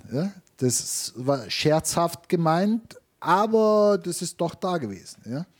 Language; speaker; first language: German; non-native, fluent; Italian